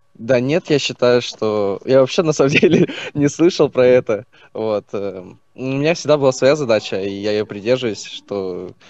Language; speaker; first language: Russian; native; Russian